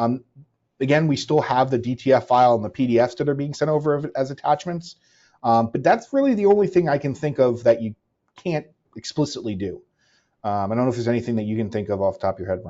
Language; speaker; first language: English; native; English